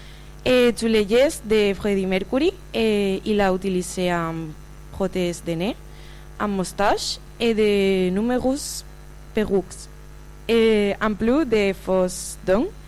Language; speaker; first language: French; non-native, learner; Spanish